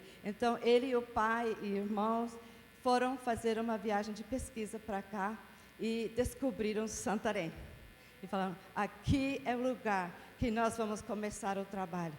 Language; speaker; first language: Portuguese; non-native, fluent; English